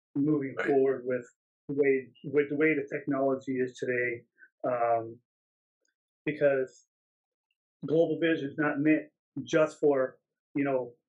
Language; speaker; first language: English; native; English